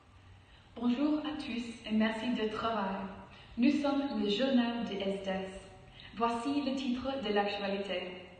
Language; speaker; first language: French; non-native, learner; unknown